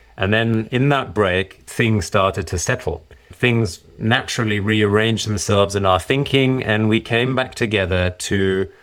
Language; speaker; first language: English; early bilingual, other home language; German